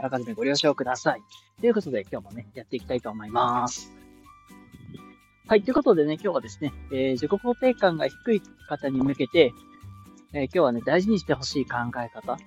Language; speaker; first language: Japanese; native; Japanese